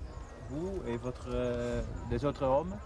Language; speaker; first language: French; non-native, fluent; Dutch